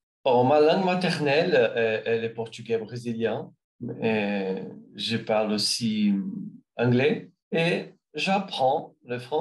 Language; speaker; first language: French; non-native, learner; Portuguese